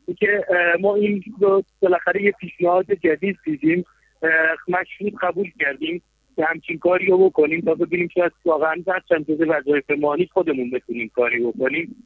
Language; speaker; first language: Persian; non-native, local second language; Kurdish